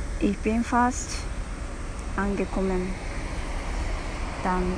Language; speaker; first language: German; non-native, learner; Japanese